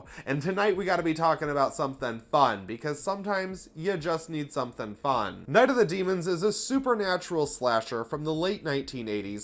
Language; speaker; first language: English; native; English